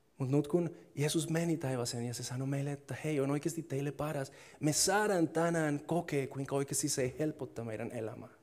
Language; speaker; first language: Finnish; non-native, fluent; Spanish